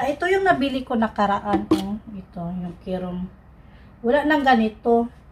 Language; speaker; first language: Filipino; non-native, local second language; Cebuano